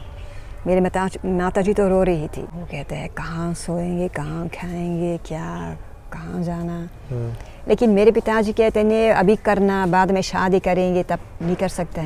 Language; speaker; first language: Hindi; non-native, learner; Dutch